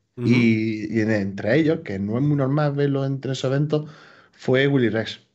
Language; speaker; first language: Spanish; native; Spanish